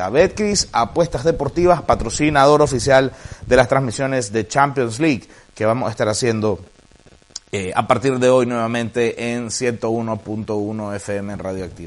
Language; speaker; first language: Spanish; native; Spanish